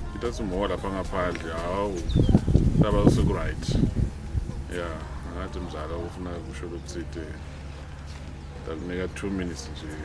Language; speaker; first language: Zulu; non-native, local second language; South Ndebele